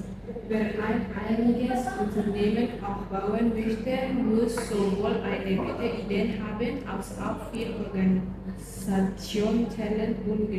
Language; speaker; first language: German; non-native, learner; Indonesian